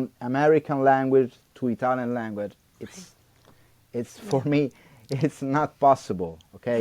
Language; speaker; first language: English; non-native, learner; Italian